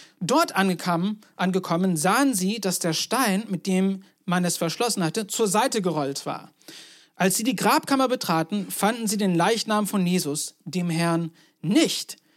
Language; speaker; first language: German; non-native, fluent; English